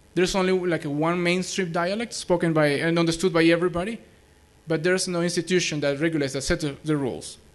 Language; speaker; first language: English; non-native, fluent; Spanish